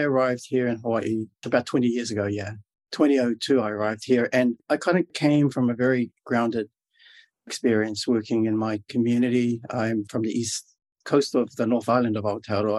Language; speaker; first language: English; native; English